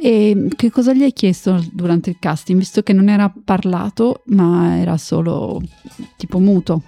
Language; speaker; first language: Italian; native; Italian